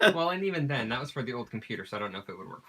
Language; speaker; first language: English; native; English